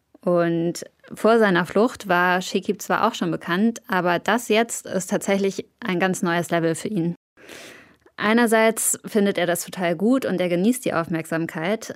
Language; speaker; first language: German; native; German